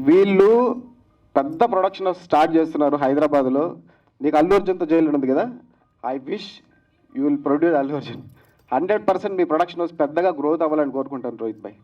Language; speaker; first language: Telugu; native; Telugu